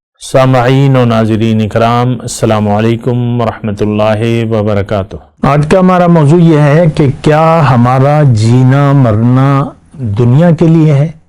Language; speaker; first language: Urdu; non-native, local second language; Pashto